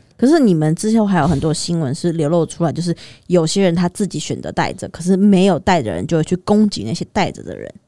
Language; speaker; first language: Chinese; native; Chinese